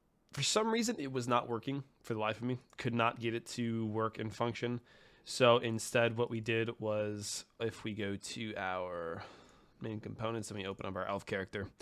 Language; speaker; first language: English; native; English